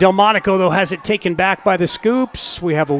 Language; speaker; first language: English; native; English